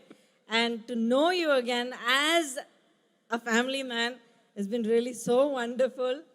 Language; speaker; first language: Telugu; native; Telugu